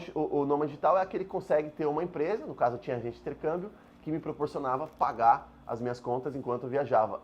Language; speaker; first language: Portuguese; native; Portuguese